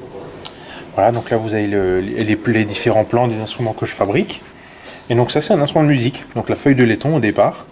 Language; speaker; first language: French; native; French